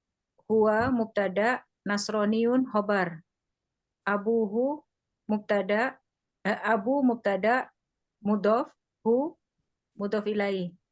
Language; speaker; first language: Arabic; non-native, learner; Indonesian